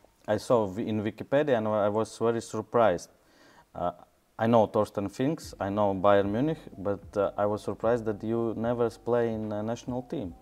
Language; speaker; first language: English; non-native, learner; Latvian